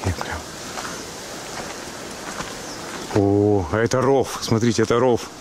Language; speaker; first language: Russian; native; Russian